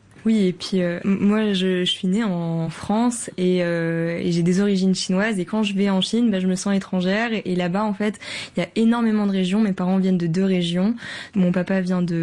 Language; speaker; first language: French; early bilingual, other home language; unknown